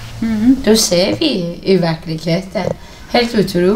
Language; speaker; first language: Swedish; non-native, fluent; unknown